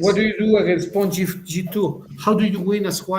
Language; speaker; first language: English; non-native, fluent; Spanish